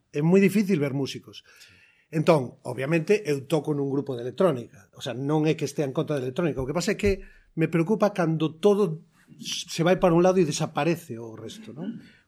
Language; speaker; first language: Galician; native; Galician